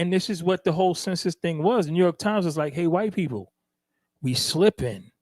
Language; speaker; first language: English; native; English